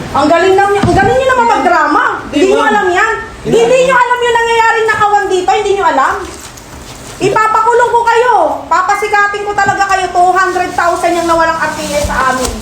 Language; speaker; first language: Filipino; native; Filipino